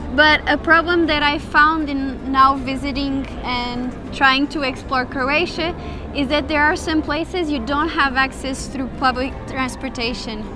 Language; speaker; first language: English; non-native, fluent; Portuguese